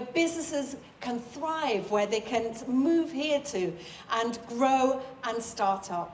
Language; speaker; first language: English; native; English